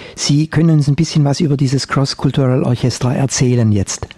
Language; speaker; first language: German; native; German